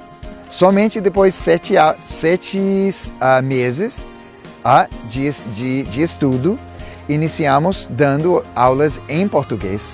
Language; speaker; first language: Portuguese; non-native, fluent; English